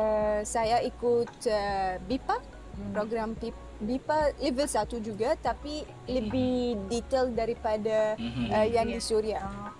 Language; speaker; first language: Indonesian; non-native, fluent; Arabic